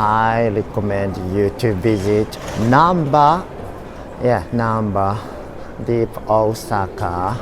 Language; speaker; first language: English; non-native, learner; Japanese